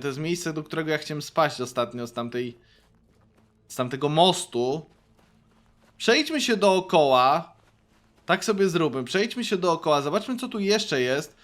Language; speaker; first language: Polish; native; Polish